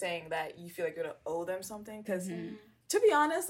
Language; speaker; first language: English; non-native, local second language; Swahili